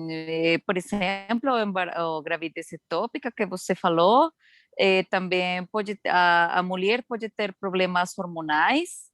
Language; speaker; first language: Portuguese; non-native, learner; Spanish